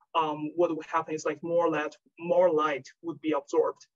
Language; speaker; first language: English; non-native, fluent; Chinese